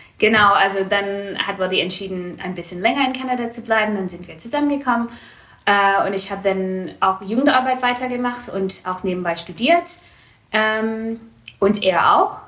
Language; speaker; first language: German; non-native, fluent; English